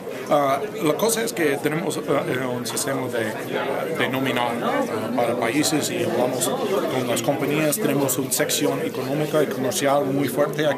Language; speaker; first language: Spanish; non-native, fluent; English